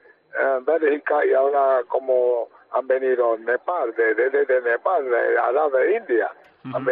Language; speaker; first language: Spanish; non-native, fluent; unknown